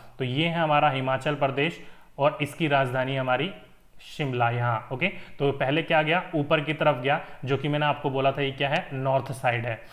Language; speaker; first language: Hindi; native; Hindi